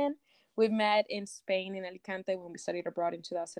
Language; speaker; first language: English; non-native, fluent; Spanish